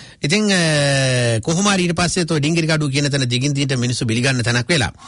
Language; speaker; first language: Sinhala; native; Sinhala